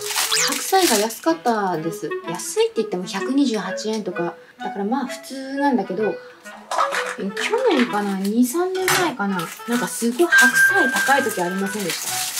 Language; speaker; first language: Japanese; native; Japanese